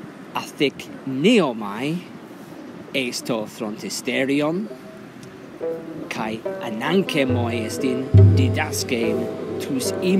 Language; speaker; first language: Greek; non-native, fluent; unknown